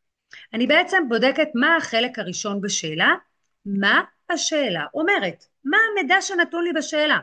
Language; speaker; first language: Hebrew; native; Hebrew